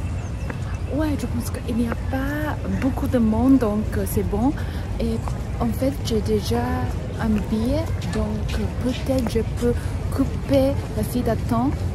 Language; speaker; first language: French; non-native, learner; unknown